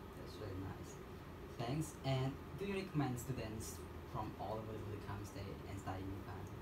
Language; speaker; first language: English; non-native, fluent; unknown